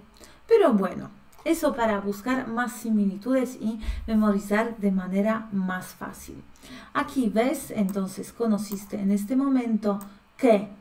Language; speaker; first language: Spanish; non-native, fluent; Polish